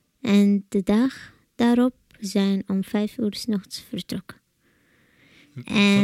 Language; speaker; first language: Dutch; non-native, learner; Arabic